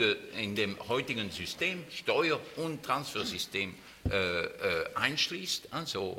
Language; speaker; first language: German; non-native, fluent; French